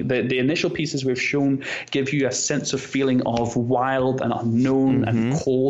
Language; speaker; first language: English; native; English